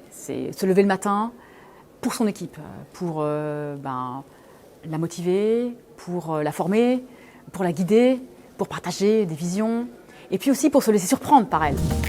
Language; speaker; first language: French; native; French